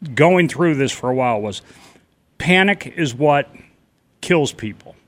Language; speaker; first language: English; native; English